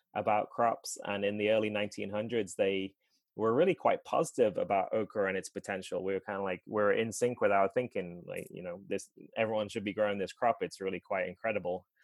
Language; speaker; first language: English; native; English